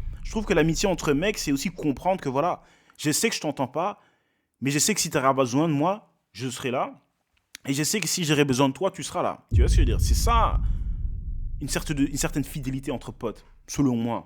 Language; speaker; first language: French; native; French